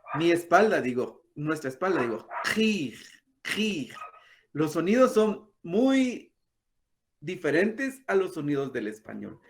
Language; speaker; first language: Spanish; non-native, local second language; Kaqchikel